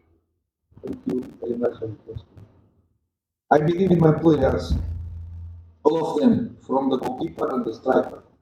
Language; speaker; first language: English; non-native, learner; Portuguese